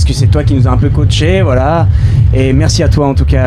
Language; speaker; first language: French; native; French